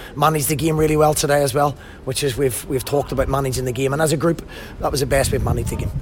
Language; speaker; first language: English; native; English